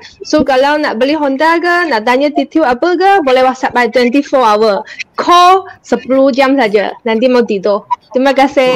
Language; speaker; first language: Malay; non-native, local second language; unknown